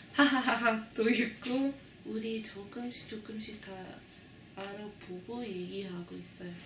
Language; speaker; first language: Korean; non-native, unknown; English